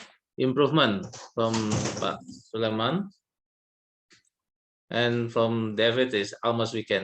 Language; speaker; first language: English; non-native, learner; Indonesian